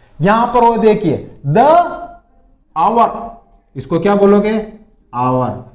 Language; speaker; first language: Hindi; native; Hindi